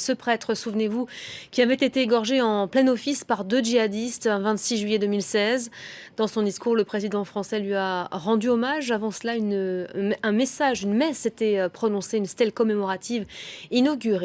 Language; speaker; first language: French; native; French